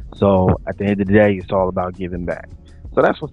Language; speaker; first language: English; native; English